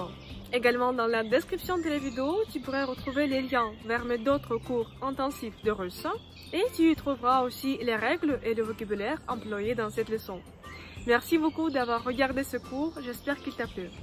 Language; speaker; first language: French; non-native, fluent; Russian